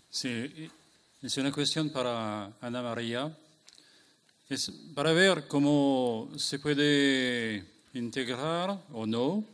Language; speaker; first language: Spanish; non-native, fluent; French